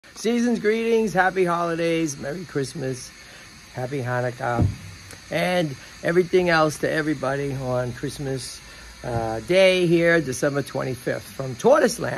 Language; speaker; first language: English; native; English